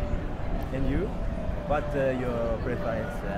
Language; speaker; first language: English; non-native, learner; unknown